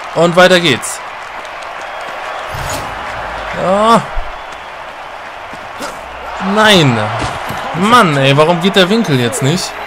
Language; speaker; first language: German; native; German